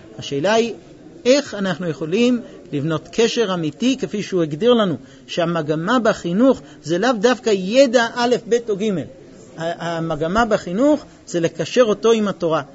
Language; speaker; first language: Hebrew; non-native, fluent; English